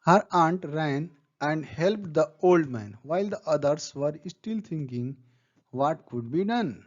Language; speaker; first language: English; non-native, local second language; Hindi